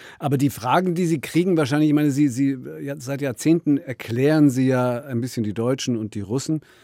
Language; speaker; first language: German; native; German